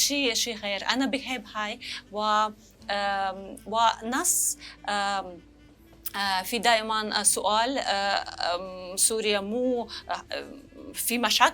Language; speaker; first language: Arabic; non-native, learner; Russian